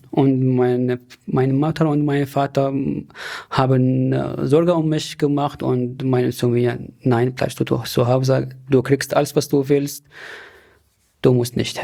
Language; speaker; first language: German; non-native, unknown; Arabic